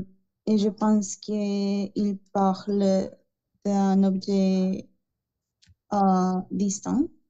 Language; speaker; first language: French; non-native, learner; Spanish